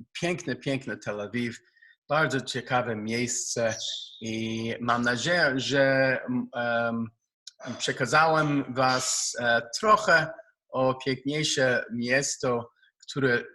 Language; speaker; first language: Polish; non-native, learner; Hebrew